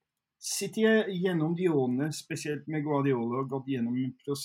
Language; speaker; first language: Norwegian; non-native, fluent; English